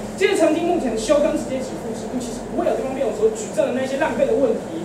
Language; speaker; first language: Chinese; native; Chinese